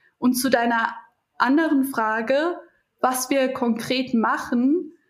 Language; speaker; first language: German; early bilingual, other home language; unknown